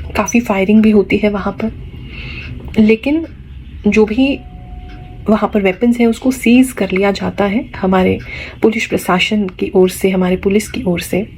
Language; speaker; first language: Hindi; native; Hindi